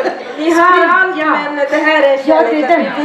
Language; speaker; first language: Swedish; non-native, learner; Swahili